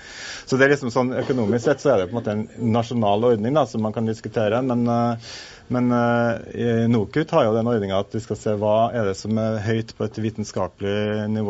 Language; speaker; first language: Norwegian; native; Norwegian